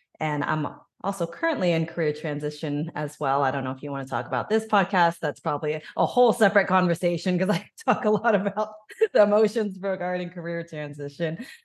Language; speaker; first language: English; native; English